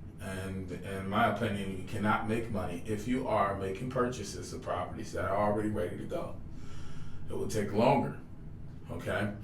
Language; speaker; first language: English; native; English